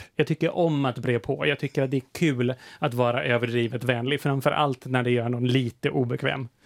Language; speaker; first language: Swedish; native; Swedish